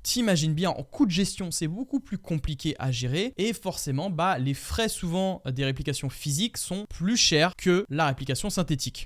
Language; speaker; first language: French; native; French